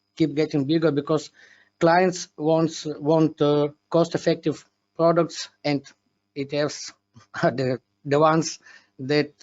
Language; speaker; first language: English; non-native, fluent; Slovenian